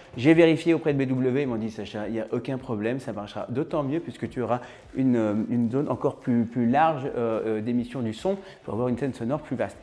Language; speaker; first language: French; native; French